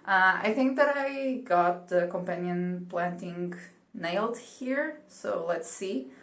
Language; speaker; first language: English; non-native, fluent; Portuguese